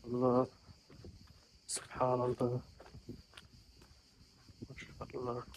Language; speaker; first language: Arabic; native; Arabic